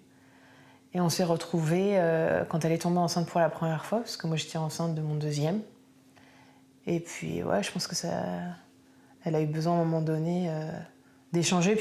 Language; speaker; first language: French; native; French